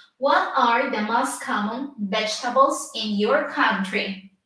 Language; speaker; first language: English; non-native, fluent; Spanish